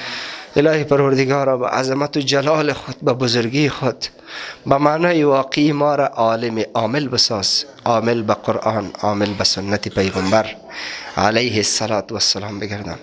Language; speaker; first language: Persian; native; Persian